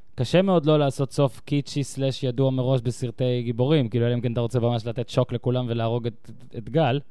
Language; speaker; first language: Hebrew; native; Hebrew